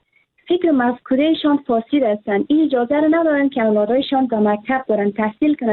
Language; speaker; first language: Persian; native; Persian